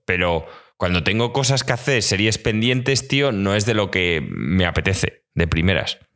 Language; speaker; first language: Spanish; native; Spanish